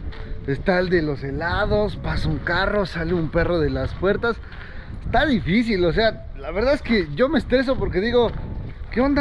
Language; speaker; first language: Spanish; native; Spanish